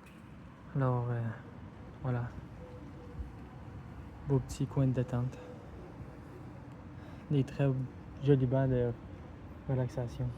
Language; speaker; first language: French; native; French